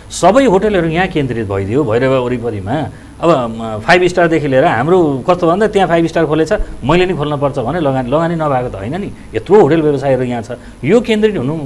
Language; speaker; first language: Nepali; native; Nepali